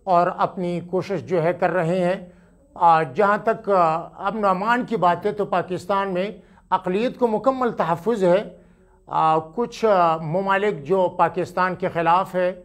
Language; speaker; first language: Urdu; non-native, local second language; Pashto